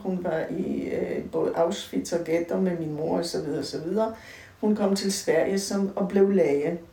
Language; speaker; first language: Danish; non-native, fluent; Polish